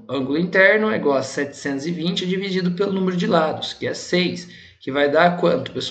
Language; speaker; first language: Portuguese; native; Portuguese